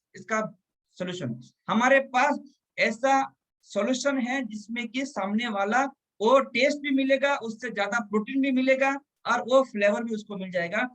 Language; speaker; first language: Hindi; non-native, local second language; Telugu